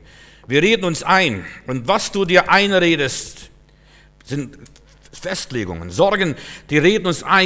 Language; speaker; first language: German; native; German